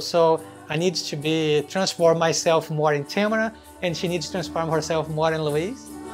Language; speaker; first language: English; non-native, fluent; Portuguese